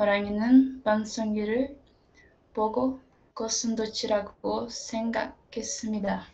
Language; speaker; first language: Korean; non-native, learner; Portuguese